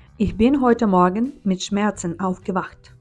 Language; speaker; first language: German; non-native, fluent; Ukrainian